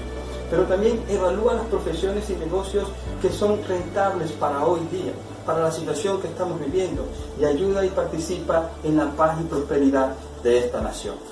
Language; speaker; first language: Spanish; native; Spanish